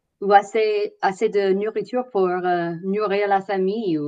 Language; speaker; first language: French; non-native, fluent; English